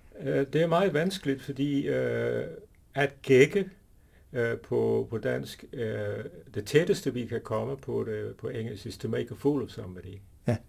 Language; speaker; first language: Danish; non-native, fluent; English